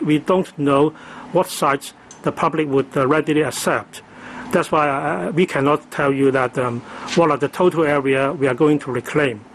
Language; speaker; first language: English; non-native, local second language; Cantonese